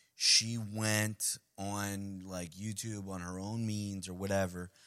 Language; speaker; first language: English; early bilingual, other home language; Spanish